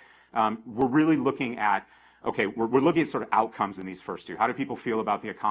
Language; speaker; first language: English; native; English